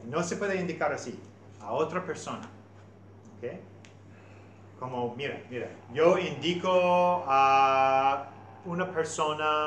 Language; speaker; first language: Spanish; non-native, fluent; English